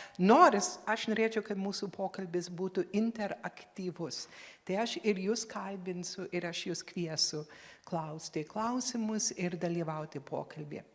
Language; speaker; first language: Lithuanian; early bilingual, heritage; Lithuanian